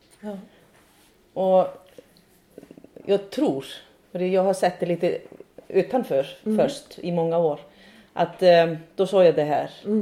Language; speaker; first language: Swedish; non-native, fluent; Icelandic